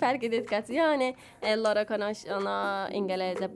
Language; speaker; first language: Italian; non-native, learner; Turkish